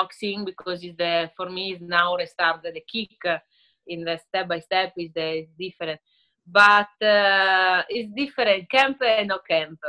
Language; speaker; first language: English; non-native, learner; Italian